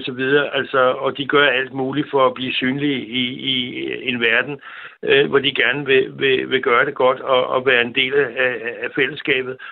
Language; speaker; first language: Danish; native; Danish